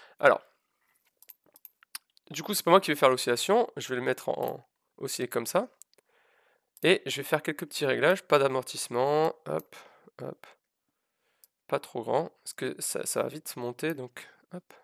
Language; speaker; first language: French; native; French